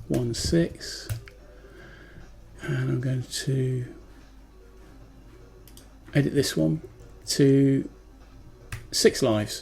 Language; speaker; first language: English; native; English